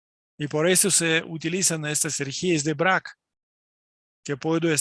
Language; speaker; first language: Spanish; non-native, fluent; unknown